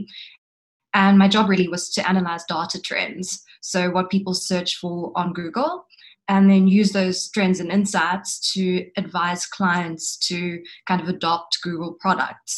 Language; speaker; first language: English; native; English